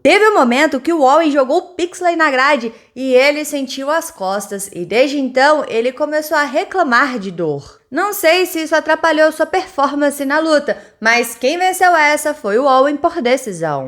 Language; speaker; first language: Portuguese; native; Portuguese